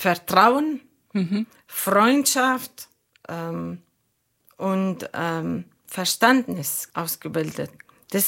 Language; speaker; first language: German; non-native, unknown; Arabic